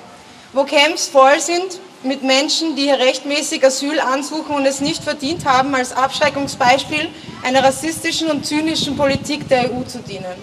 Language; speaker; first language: German; native; German